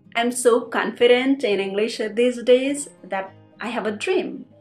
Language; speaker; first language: English; non-native, fluent; Nepali